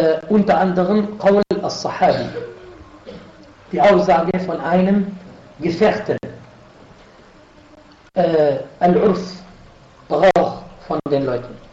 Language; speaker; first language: German; non-native, fluent; Arabic